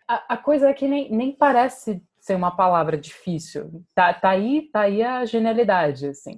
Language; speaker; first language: Portuguese; non-native, fluent; English